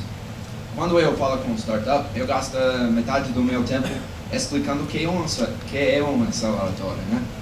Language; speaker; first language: Portuguese; non-native, fluent; English